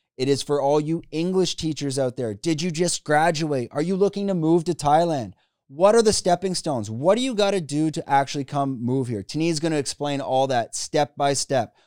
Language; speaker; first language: English; native; English